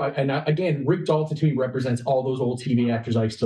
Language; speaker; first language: English; native; English